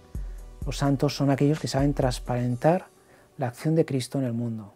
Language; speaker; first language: Spanish; native; Spanish